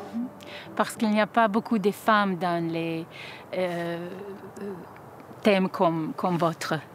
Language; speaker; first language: French; non-native, learner; Slovenian